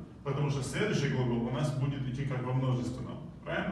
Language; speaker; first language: Russian; non-native, local second language; Chechen